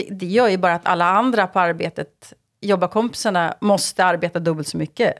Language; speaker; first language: Swedish; native; Swedish